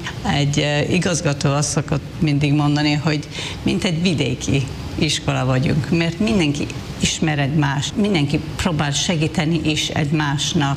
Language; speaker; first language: Hungarian; non-native, fluent; Hebrew